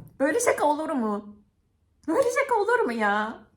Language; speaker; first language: Turkish; non-native, fluent; Japanese